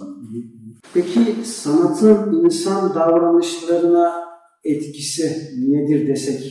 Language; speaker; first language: Turkish; native; Turkish